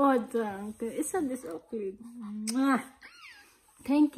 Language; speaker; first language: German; non-native, learner; Filipino